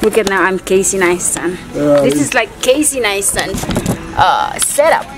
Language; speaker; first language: English; non-native, fluent; Indonesian